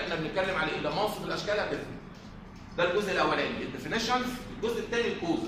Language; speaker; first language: Arabic; native; Arabic